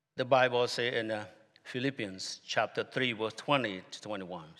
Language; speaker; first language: English; non-native, fluent; Khmer